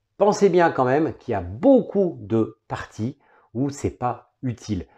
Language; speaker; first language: French; native; French